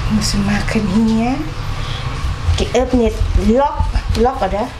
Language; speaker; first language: German; non-native, learner; Thai